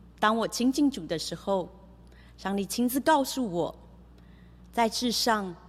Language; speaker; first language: Chinese; early bilingual, heritage; Chinese